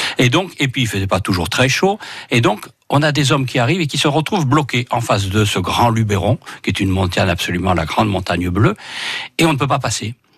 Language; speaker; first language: French; native; French